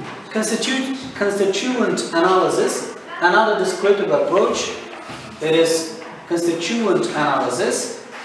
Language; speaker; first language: English; non-native, fluent; Turkish